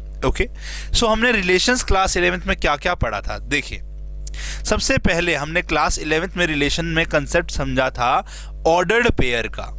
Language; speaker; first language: Hindi; native; Hindi